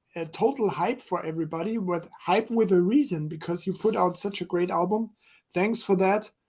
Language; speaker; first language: English; non-native, fluent; German